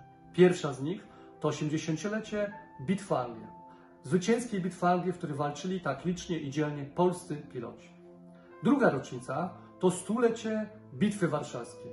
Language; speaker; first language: Polish; native; Polish